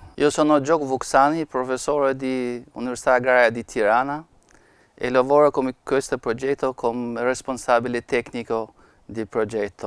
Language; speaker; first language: Italian; non-native, learner; Albanian